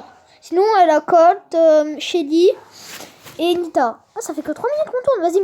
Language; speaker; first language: French; native; French